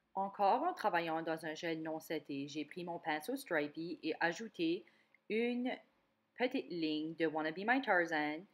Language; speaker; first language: French; native; French